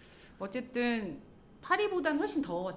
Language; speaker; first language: Korean; native; Korean